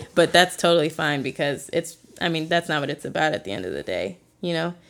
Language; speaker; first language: English; native; English